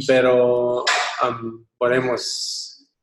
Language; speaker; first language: Spanish; non-native, learner; English